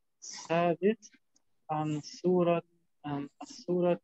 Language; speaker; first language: Arabic; non-native, learner; German